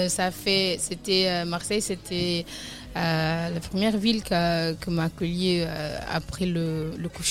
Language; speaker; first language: French; non-native, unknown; Kabuverdianu